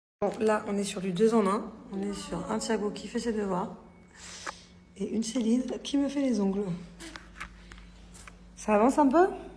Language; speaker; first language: French; native; French